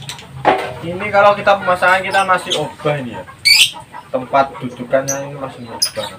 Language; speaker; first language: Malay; non-native, local second language; Javanese